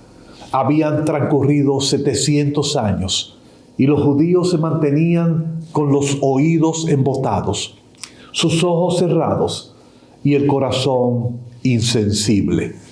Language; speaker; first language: Spanish; native; Spanish